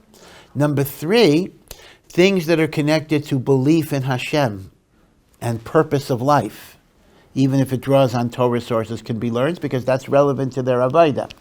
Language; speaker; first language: English; native; English